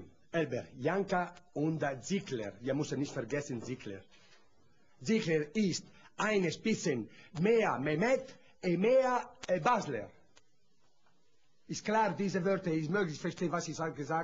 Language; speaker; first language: German; non-native, learner; Italian